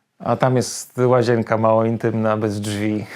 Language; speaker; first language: Polish; native; Polish